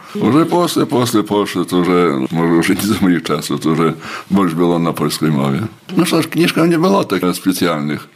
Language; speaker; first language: Ukrainian; native; Ukrainian